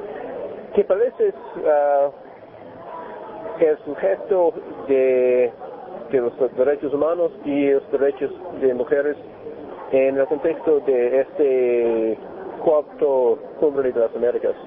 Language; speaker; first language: Spanish; non-native, learner; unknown